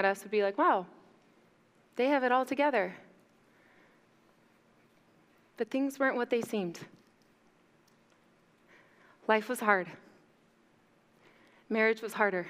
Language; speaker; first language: English; native; English